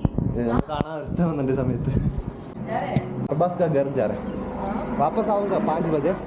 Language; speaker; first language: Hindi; non-native, local second language; Malayalam